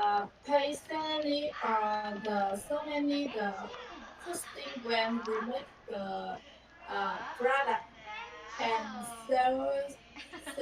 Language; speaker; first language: English; non-native, learner; Vietnamese